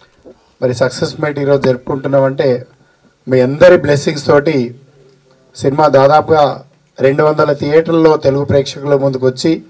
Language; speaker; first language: Telugu; native; Telugu